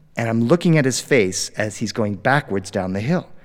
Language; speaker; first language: English; early bilingual, other home language; Spanish